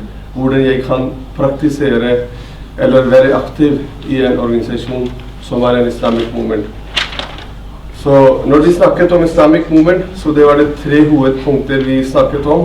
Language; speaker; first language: Norwegian; non-native, fluent; Urdu